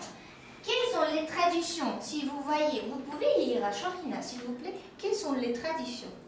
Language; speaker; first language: French; non-native, fluent; Uzbek